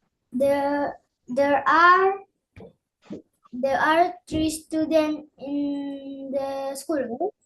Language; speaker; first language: English; non-native, learner; Indonesian